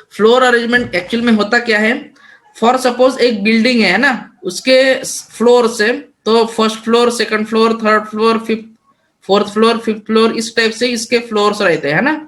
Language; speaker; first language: Hindi; non-native, local second language; Marathi